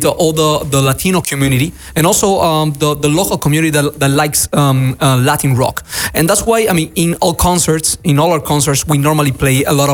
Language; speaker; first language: English; non-native, fluent; Spanish